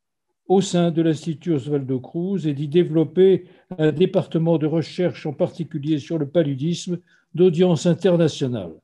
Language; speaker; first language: French; native; French